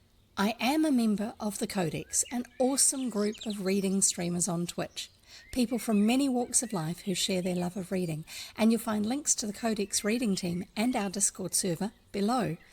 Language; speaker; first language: English; native; English